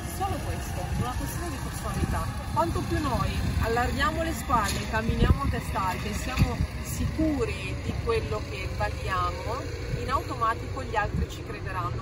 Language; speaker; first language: Italian; native; Italian